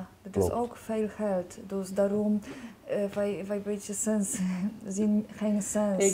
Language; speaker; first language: Dutch; non-native, learner; Polish